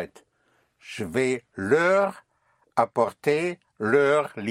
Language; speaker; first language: French; non-native, fluent; English